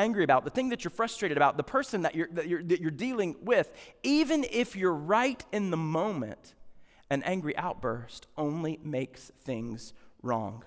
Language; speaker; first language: English; native; English